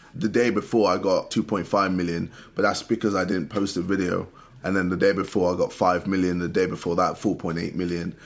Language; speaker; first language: English; native; English